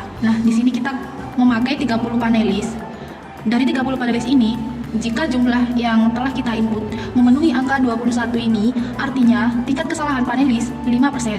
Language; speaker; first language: Indonesian; native; Indonesian